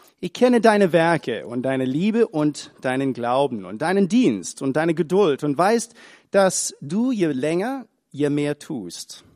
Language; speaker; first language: German; non-native, fluent; English